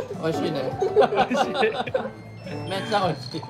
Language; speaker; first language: Japanese; non-native, learner; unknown